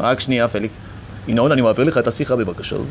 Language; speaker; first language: Hebrew; native; Hebrew